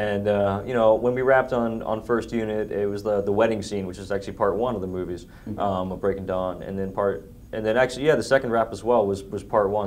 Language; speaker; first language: English; native; English